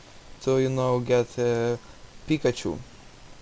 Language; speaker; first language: English; non-native, learner; Russian